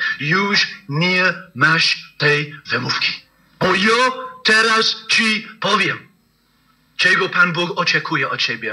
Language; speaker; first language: Polish; non-native, fluent; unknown